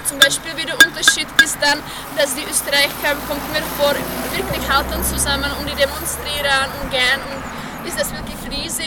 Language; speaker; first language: German; non-native, fluent; Czech